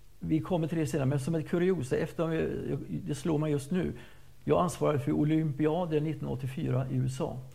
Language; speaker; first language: Swedish; native; Swedish